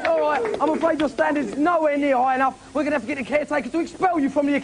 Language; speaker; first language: English; native; English